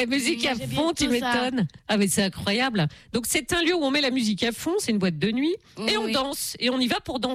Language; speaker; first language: French; native; French